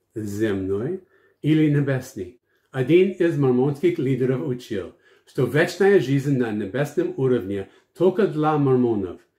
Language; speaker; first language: Russian; non-native, fluent; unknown